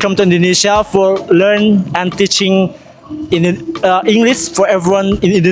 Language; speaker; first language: English; non-native, learner; Indonesian